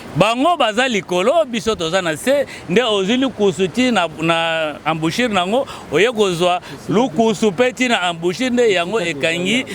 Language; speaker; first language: Lingala; non-native, local second language; Kongo